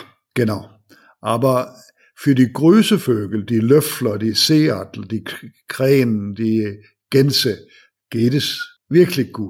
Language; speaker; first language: German; non-native, learner; Danish